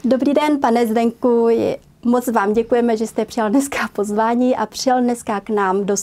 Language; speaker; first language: Czech; non-native, fluent; Vietnamese